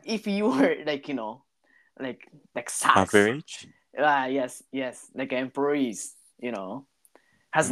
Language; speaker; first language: English; non-native, learner; Japanese